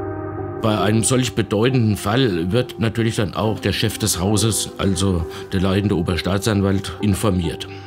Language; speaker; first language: German; native; German